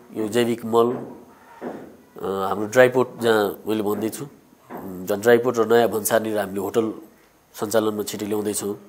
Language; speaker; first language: Nepali; non-native, local second language; Bhojpuri